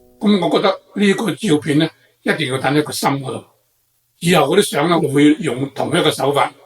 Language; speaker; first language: Cantonese; native; Cantonese